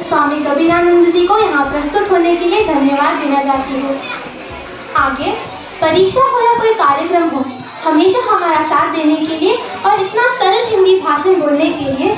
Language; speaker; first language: Hindi; non-native, local second language; Malayalam